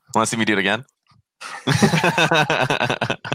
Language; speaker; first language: English; non-native, fluent; Polish